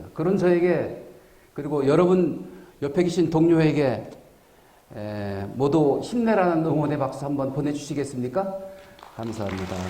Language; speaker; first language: Korean; native; Korean